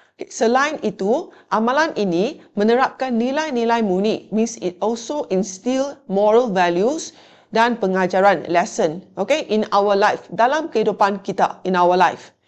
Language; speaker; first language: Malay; non-native, local second language; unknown